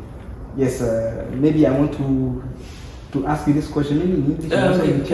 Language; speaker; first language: English; non-native, learner; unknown